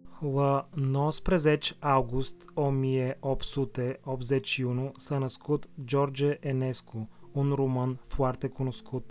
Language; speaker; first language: Romanian; non-native, fluent; Bulgarian